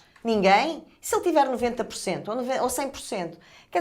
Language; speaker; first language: Portuguese; native; Portuguese